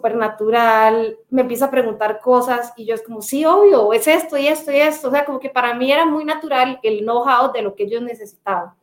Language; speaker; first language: Spanish; native; Spanish